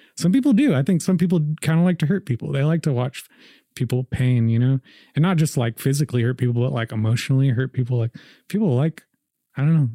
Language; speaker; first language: English; native; English